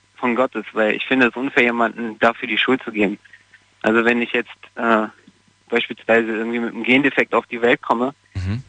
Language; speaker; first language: German; non-native, fluent; Portuguese